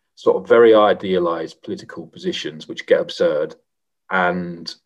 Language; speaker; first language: English; native; English